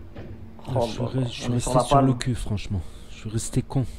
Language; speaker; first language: French; native; French